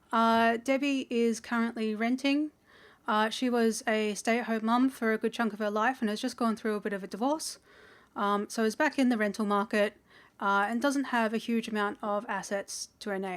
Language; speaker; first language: English; native; English